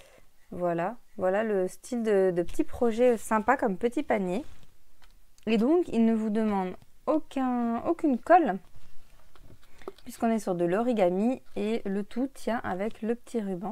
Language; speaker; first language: French; native; French